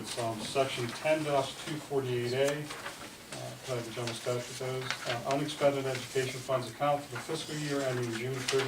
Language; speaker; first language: English; native; English